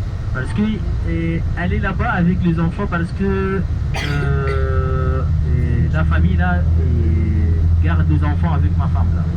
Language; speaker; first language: French; non-native, learner; Arabic